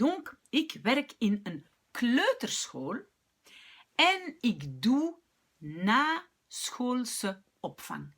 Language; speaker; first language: Dutch; non-native, local second language; French